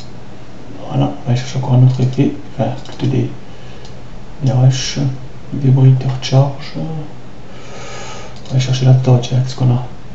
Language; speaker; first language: French; native; French